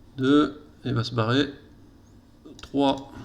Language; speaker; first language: French; native; French